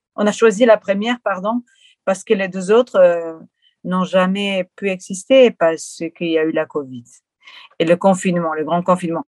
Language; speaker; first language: French; non-native, fluent; Spanish